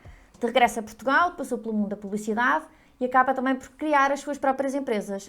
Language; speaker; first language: Portuguese; native; Portuguese